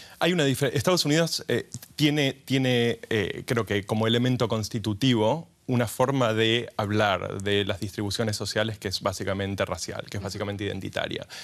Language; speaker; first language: Spanish; native; Spanish